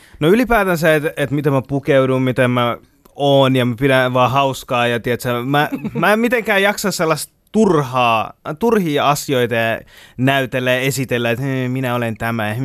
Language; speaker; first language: Finnish; early bilingual, other home language; Bangla